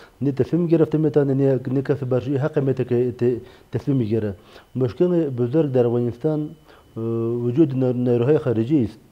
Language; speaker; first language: Persian; non-native, local second language; Pashto